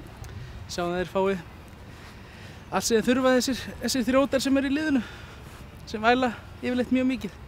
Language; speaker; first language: Icelandic; native; Icelandic